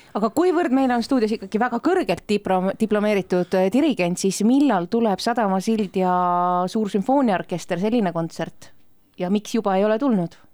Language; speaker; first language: Estonian; native; Estonian